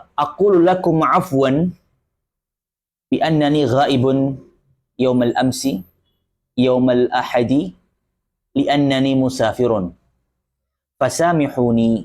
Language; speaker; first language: Arabic; non-native, fluent; Indonesian